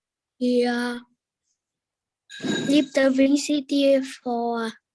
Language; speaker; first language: English; non-native, learner; Vietnamese